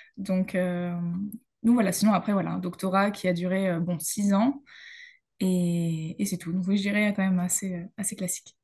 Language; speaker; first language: French; native; French